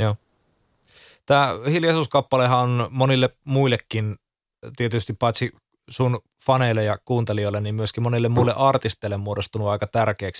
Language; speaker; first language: Finnish; native; Finnish